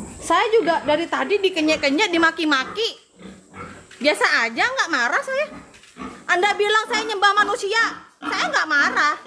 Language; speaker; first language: Indonesian; non-native, local second language; Madurese